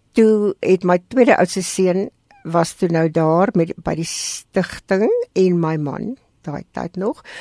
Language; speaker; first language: Afrikaans; native; Afrikaans